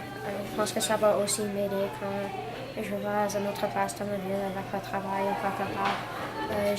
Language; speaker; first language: French; non-native, learner; English